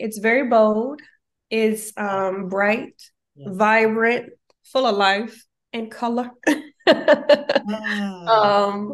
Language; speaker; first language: English; native; English